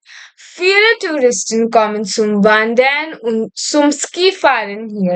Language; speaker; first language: German; non-native, fluent; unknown